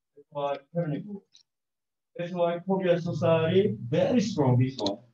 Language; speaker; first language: English; non-native, learner; Korean